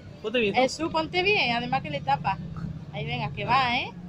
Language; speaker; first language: Spanish; native; Spanish